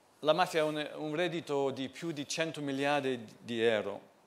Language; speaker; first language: Italian; non-native, fluent; English